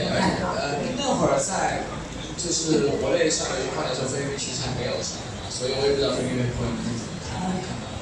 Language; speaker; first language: Chinese; native; Chinese